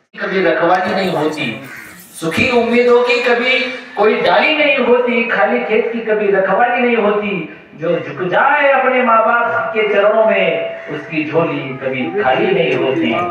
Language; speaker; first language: Hindi; non-native, local second language; Marathi